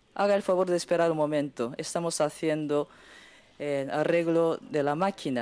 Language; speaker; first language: Spanish; non-native, fluent; Japanese